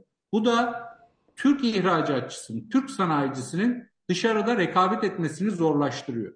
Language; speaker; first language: Turkish; native; Turkish